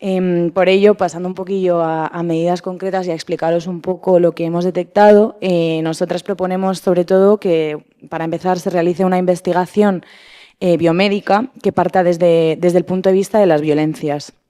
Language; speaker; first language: Spanish; native; Spanish